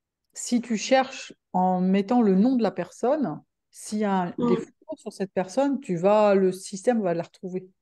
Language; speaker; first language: French; native; French